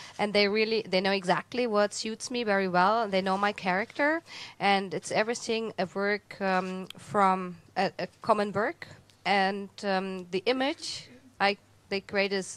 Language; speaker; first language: English; non-native, fluent; Russian